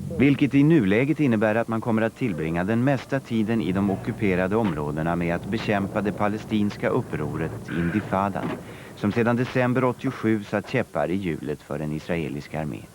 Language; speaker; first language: Swedish; native; Swedish